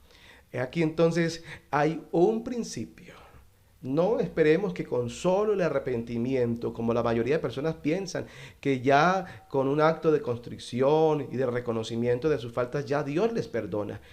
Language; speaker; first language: Spanish; native; Spanish